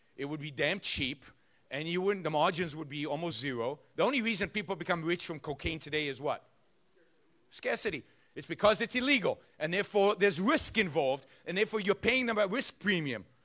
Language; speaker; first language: English; non-native, fluent; Hebrew